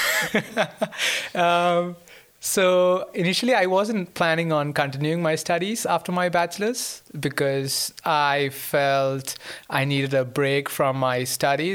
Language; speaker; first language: English; non-native, local second language; Malayalam